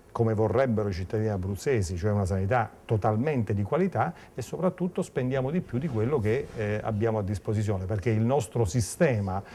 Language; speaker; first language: Italian; native; Italian